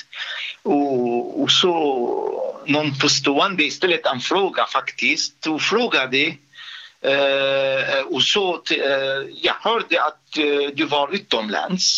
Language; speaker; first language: Swedish; non-native, fluent; Arabic